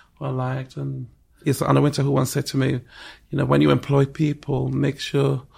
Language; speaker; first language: English; non-native, local second language; Akan